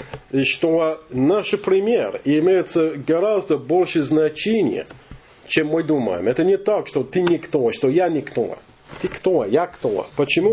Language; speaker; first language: Russian; non-native, fluent; English